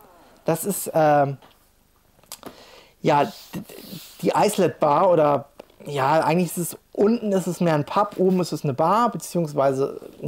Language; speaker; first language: German; native; German